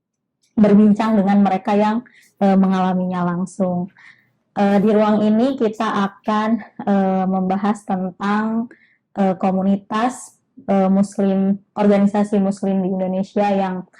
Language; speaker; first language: Indonesian; native; Indonesian